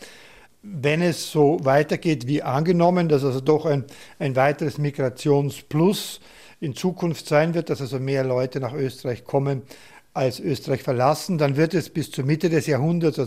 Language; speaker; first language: German; native; German